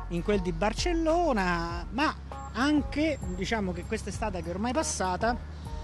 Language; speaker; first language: Italian; native; Italian